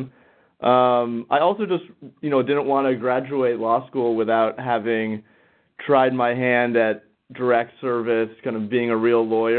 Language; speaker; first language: English; native; English